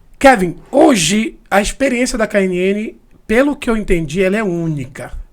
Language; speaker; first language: Portuguese; native; Portuguese